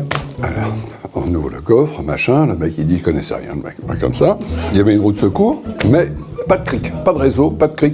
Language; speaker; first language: French; native; French